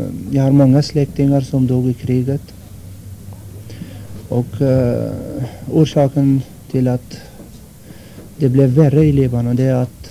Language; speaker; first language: Swedish; non-native, fluent; Armenian